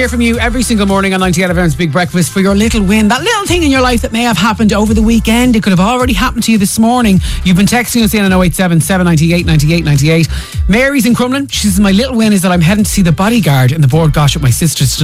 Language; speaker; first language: English; native; English